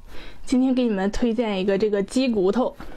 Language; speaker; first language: Chinese; native; Chinese